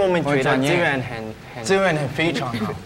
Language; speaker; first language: Chinese; non-native, learner; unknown